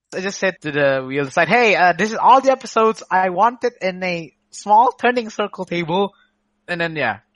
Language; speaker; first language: English; non-native, fluent; Indonesian